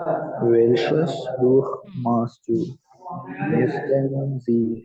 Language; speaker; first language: German; non-native, learner; Malayalam